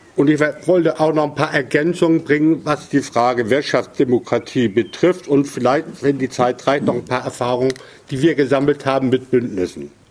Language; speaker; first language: German; native; German